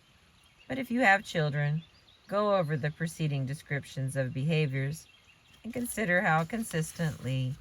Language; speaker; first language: English; native; English